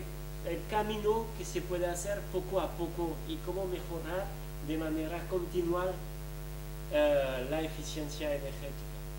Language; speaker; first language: Spanish; non-native, fluent; French